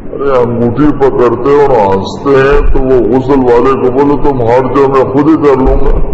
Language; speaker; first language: Urdu; non-native, local second language; Pashto